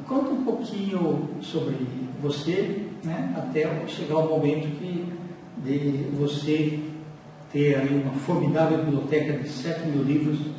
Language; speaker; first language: Portuguese; native; Portuguese